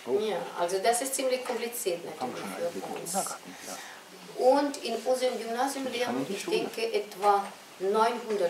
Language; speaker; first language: German; non-native, fluent; Russian